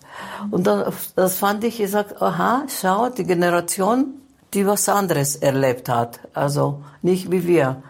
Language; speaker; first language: German; non-native, fluent; Greek